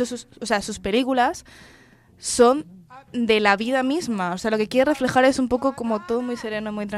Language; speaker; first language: Spanish; native; Spanish